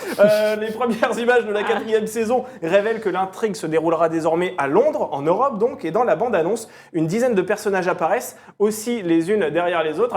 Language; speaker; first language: French; native; French